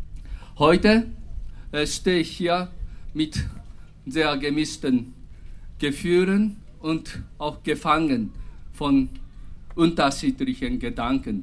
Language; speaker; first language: German; non-native, fluent; Japanese